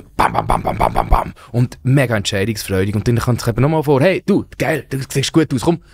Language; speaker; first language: German; native; German